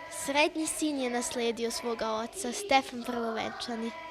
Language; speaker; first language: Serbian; early bilingual, heritage; Serbian